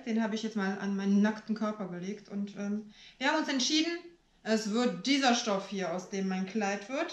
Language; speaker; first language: German; native; German